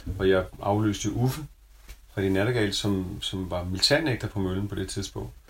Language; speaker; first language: Danish; native; Danish